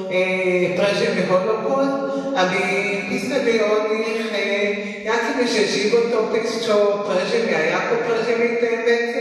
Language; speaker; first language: Slovak; early bilingual, heritage; Slovak